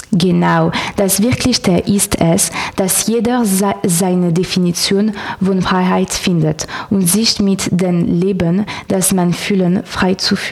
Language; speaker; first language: German; non-native, learner; French